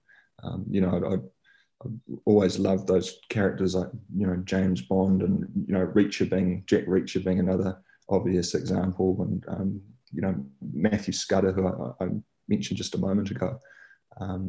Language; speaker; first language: English; native; English